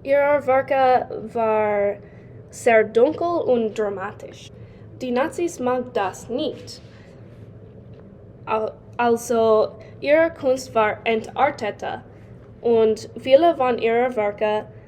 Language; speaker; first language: German; non-native, learner; English